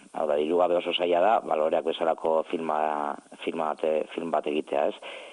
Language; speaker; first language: Basque; native; Basque